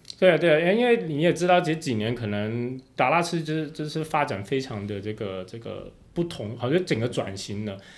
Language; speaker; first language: Chinese; non-native, local second language; Cantonese